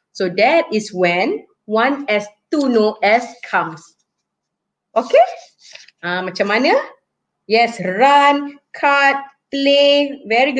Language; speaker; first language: English; non-native, local second language; Malay